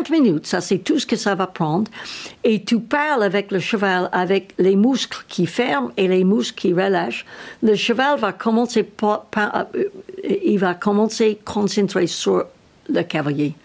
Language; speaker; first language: French; non-native, learner; English